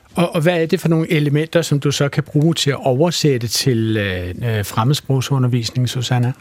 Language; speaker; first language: Danish; native; Danish